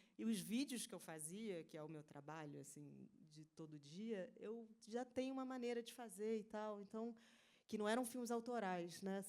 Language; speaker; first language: Portuguese; native; Portuguese